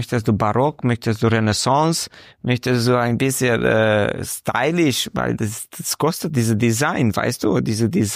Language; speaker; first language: German; non-native, learner; Romanian